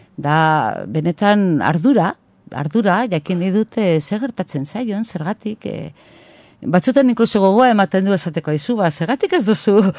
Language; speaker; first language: Basque; non-native, local second language; Spanish